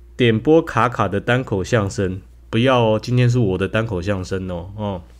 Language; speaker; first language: Chinese; native; Chinese